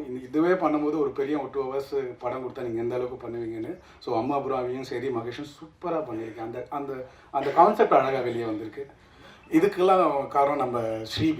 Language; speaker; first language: Tamil; native; Tamil